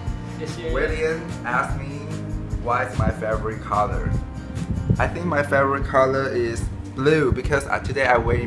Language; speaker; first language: English; non-native, learner; Chinese